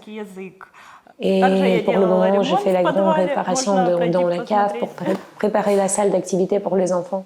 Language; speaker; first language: French; non-native, fluent; Ukrainian